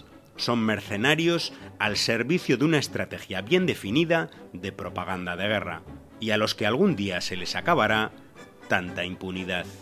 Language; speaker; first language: Spanish; native; Spanish